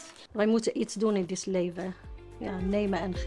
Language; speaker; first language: Dutch; non-native, learner; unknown